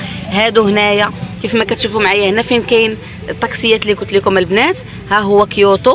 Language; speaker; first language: Arabic; native; Arabic